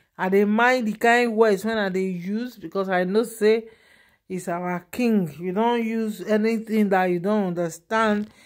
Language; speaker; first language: Nigerian Pidgin; non-native, local second language; Yoruba